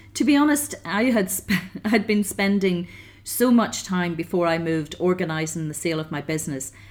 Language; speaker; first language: English; native; English